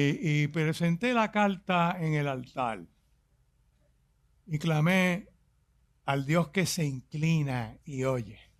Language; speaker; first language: Spanish; native; Spanish